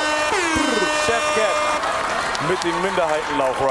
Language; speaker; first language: German; native; German